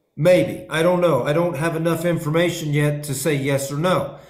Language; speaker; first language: English; native; English